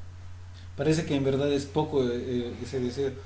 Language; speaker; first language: Spanish; native; Spanish